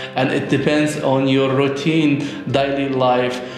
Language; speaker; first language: English; non-native, fluent; Arabic